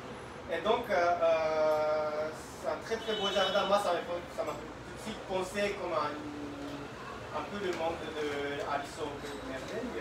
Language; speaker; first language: French; non-native, fluent; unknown